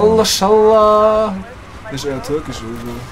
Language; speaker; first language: German; native; German